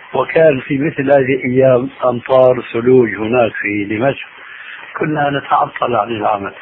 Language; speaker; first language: Arabic; early bilingual, other home language; Albanian